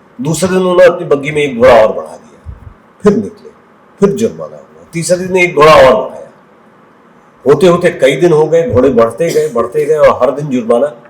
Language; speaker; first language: Hindi; native; Hindi